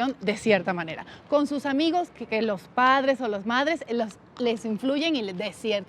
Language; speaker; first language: Spanish; native; Spanish